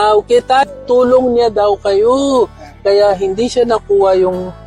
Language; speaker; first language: Filipino; non-native, local second language; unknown